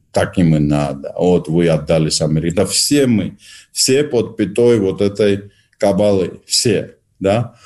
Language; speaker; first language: Russian; non-native, local second language; Georgian